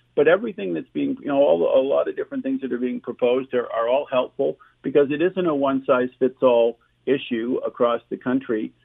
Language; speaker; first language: English; native; English